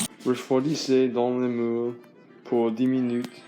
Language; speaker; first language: French; non-native, learner; English